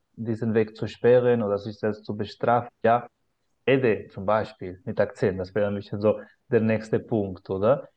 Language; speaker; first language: German; non-native, fluent; Spanish